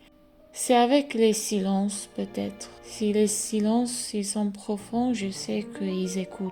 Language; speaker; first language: French; non-native, fluent; English